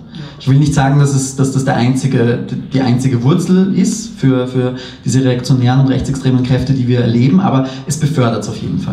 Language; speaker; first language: German; native; German